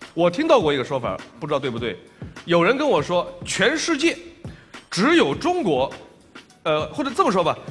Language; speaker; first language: Chinese; native; Chinese